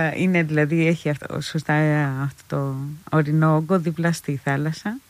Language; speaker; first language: Greek; non-native, fluent; Albanian